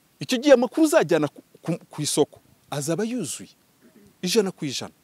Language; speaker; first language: Kinyarwanda; early bilingual, heritage; Kinyarwanda